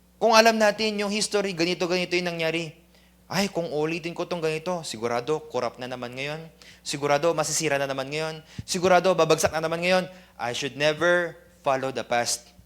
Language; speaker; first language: Filipino; non-native, fluent; Korean